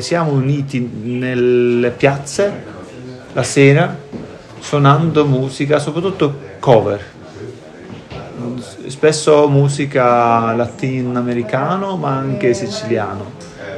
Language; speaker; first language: Italian; non-native, fluent; Norwegian